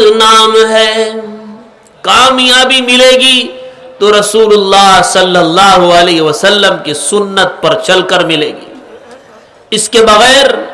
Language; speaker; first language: Urdu; native; Urdu